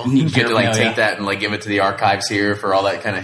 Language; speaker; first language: English; native; English